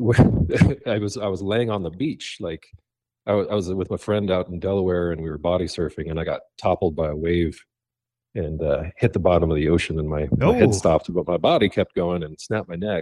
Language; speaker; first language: English; native; English